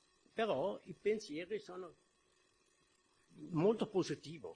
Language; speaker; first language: Italian; non-native, fluent; German